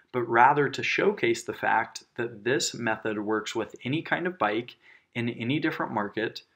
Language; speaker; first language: English; native; English